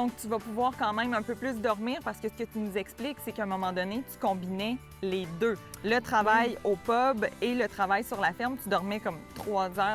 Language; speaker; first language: French; native; French